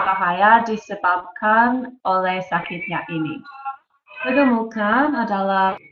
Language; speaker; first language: Indonesian; non-native, learner; English